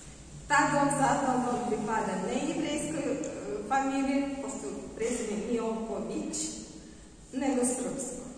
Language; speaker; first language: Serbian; non-native, fluent; Russian